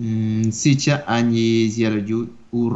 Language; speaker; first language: Russian; non-native, learner; Vietnamese